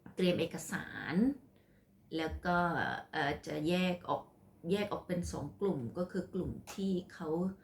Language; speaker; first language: Thai; non-native, local second language; Khmer